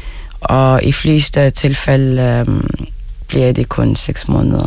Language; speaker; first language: Danish; non-native, fluent; Arabic